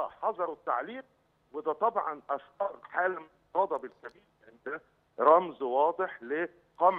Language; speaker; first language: Arabic; native; Arabic